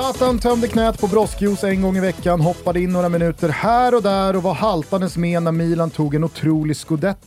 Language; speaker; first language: Swedish; native; Swedish